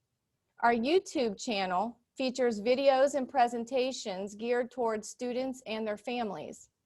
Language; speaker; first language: English; native; English